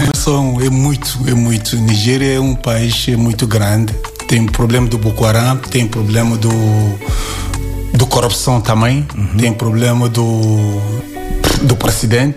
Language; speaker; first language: Portuguese; non-native, learner; Yoruba